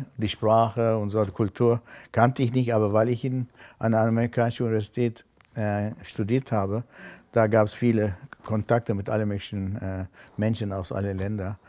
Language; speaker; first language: German; non-native, fluent; Armenian